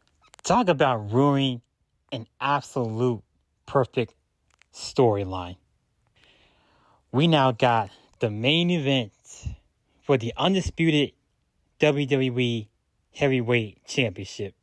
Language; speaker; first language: English; native; English